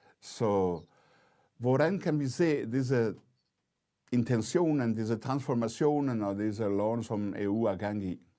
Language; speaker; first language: Danish; non-native, fluent; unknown